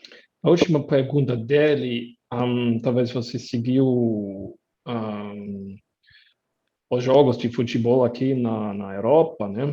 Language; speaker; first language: Portuguese; non-native, fluent; German